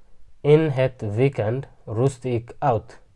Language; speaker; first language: Dutch; non-native, learner; Tigrinya